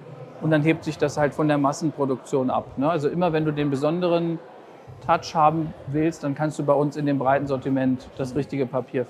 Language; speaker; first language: German; native; German